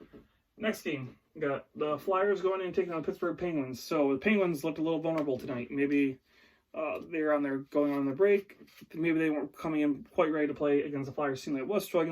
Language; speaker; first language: English; native; English